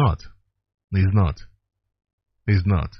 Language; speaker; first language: English; non-native, local second language; Igbo